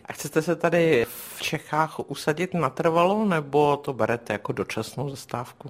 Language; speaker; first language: Czech; native; Czech